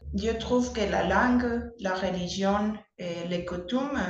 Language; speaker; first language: French; non-native, fluent; Spanish